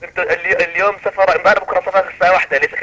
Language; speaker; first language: Arabic; native; Arabic